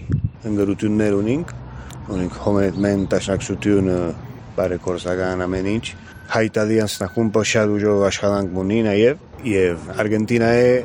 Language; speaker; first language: Armenian; early bilingual, heritage; Armenian